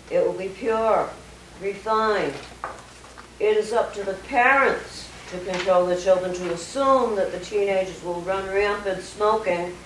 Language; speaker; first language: English; native; English